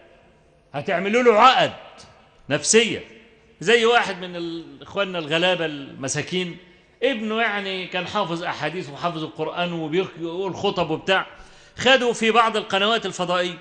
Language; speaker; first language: Arabic; native; Arabic